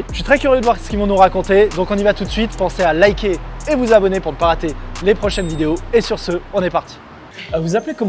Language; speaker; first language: French; native; French